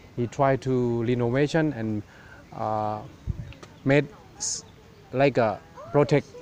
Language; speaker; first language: English; non-native, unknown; Thai